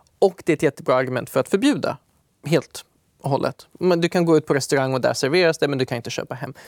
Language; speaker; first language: Swedish; early bilingual, other home language; Kurdish